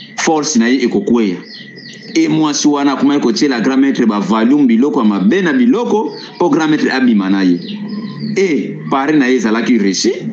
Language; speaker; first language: Lingala; non-native, local second language; Kongo